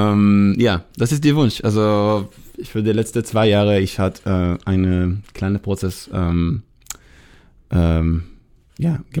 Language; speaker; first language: German; non-native, learner; Hebrew